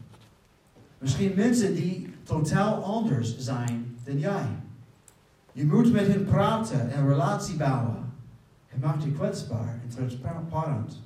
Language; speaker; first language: Dutch; non-native, fluent; English